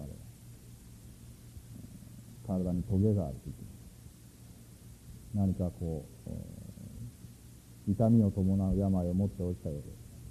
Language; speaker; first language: Japanese; native; Japanese